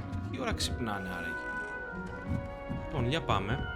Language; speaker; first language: Greek; native; Greek